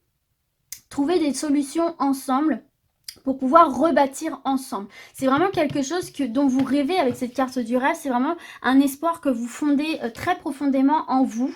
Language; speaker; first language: French; native; French